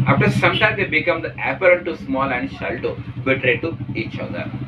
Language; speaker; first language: English; non-native, local second language; Marathi